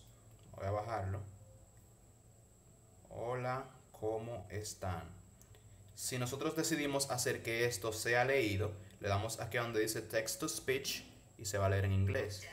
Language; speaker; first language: Spanish; native; Spanish